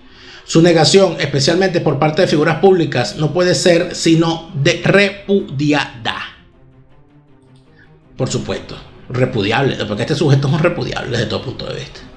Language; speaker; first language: Spanish; native; Spanish